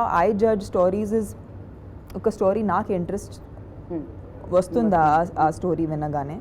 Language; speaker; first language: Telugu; non-native, fluent; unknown